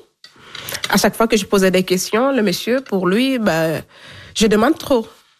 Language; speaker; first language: French; non-native, local second language; Fula